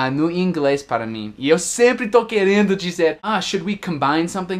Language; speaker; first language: Portuguese; non-native, fluent; English